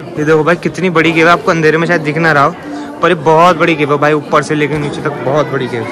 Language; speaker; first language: Hindi; native; Hindi